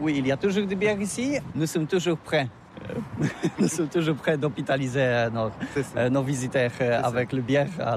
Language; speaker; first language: French; non-native, learner; Polish